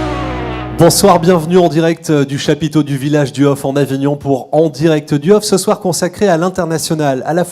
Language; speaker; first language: French; native; French